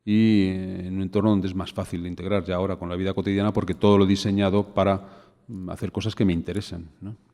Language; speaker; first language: Spanish; native; Spanish